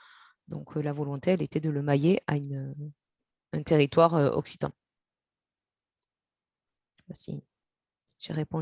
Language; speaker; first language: French; native; French